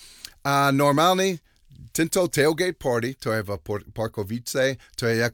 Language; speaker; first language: Czech; non-native, learner; English